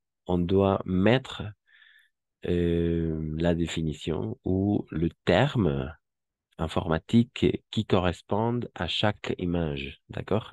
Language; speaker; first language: French; non-native, fluent; Spanish